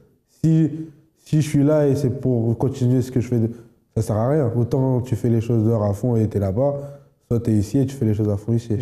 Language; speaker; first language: French; native; French